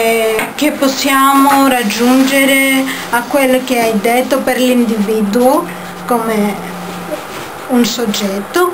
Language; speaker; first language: Italian; non-native, fluent; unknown